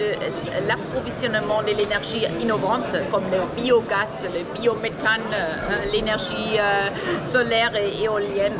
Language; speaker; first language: French; non-native, fluent; German